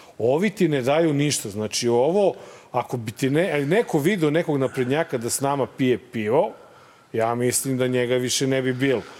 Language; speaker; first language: Serbian; native; Serbian